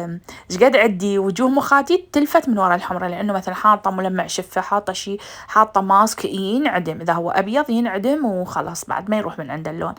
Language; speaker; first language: Arabic; native; Arabic